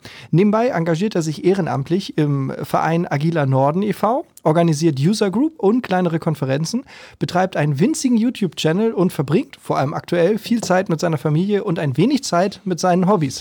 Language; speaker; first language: German; native; German